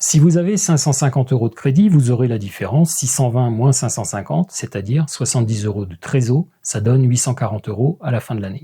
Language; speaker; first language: French; native; French